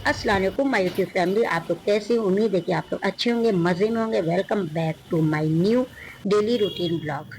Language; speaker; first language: Hindi; native; Hindi